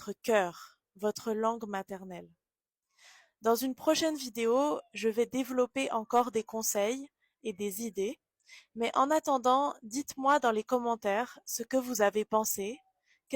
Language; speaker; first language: French; native; French